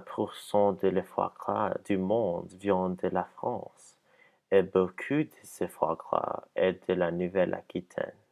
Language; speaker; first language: French; non-native, learner; English